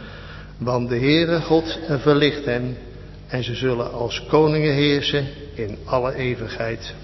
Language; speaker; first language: Dutch; native; Dutch